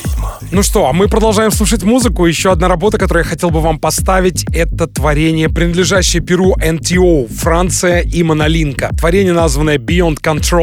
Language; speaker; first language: Russian; native; Russian